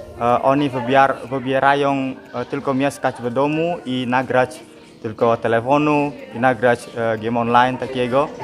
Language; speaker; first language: Polish; non-native, learner; Balinese